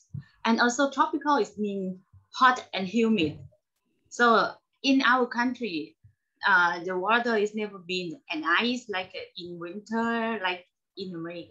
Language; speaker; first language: English; non-native, learner; Thai